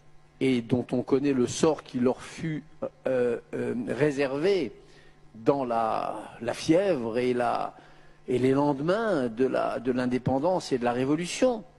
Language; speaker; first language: French; native; French